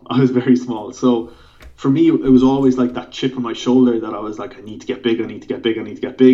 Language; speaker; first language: English; native; English